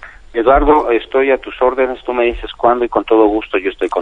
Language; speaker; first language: Spanish; native; Spanish